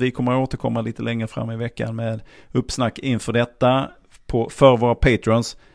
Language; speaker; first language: Swedish; native; Swedish